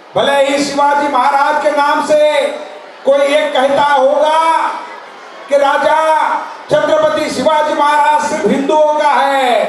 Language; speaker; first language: Hindi; non-native, local second language; Marathi